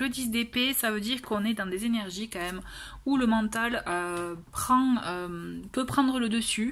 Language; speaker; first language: French; native; French